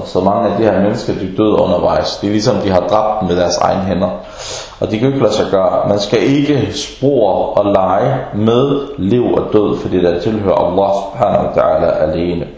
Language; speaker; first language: Danish; early bilingual, other home language; Arabic